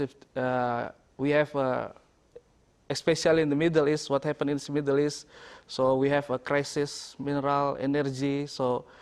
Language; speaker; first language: English; non-native, learner; Indonesian